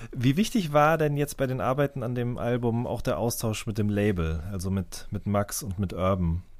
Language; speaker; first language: German; native; German